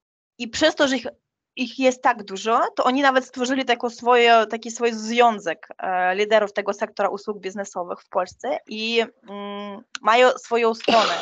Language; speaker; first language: Polish; non-native, fluent; Ukrainian